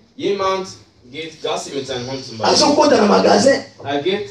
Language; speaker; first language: German; non-native, learner; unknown